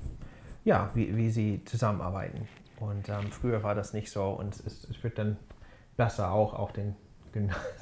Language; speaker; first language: German; non-native, fluent; English